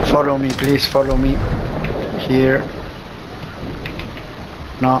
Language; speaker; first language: English; non-native, learner; Spanish